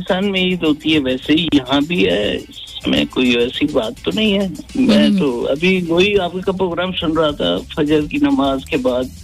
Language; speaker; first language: Urdu; native; Urdu